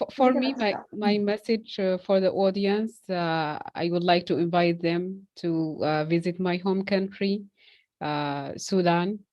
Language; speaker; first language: English; non-native, fluent; Arabic